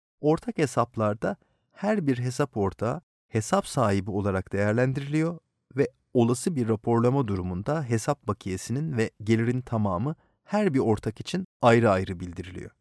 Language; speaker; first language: Turkish; native; Turkish